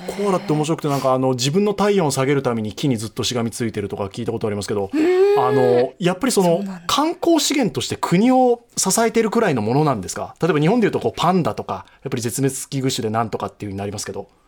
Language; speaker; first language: Japanese; native; Japanese